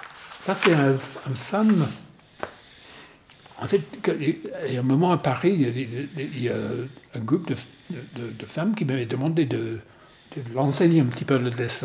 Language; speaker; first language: French; non-native, fluent; English